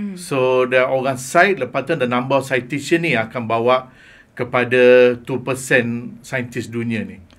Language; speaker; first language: Malay; non-native, local second language; Tamil